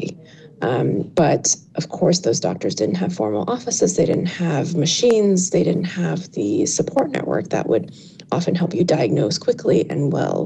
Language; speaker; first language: English; early bilingual, other home language; Chinese